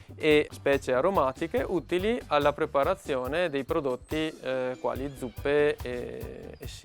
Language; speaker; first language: Italian; native; Italian